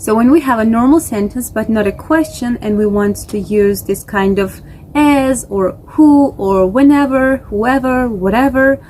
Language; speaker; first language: English; non-native, fluent; Georgian